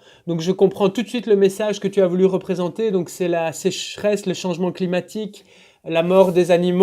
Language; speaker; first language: French; native; French